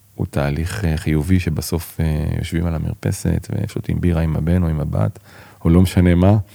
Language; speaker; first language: Hebrew; native; Hebrew